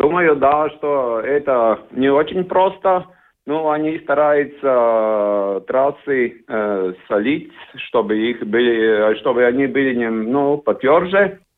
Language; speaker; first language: Russian; non-native, learner; Latvian